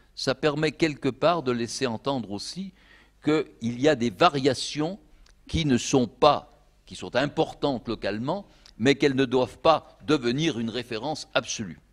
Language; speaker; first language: French; native; French